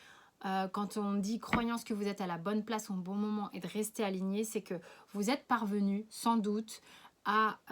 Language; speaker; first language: French; native; French